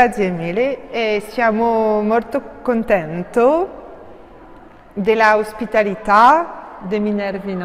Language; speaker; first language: Italian; non-native, learner; French